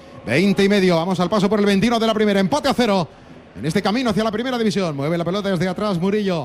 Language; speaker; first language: Spanish; native; Spanish